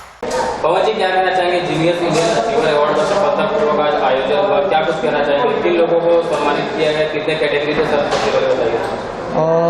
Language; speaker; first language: Hindi; native; Hindi